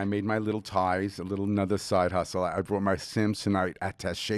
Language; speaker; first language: English; native; English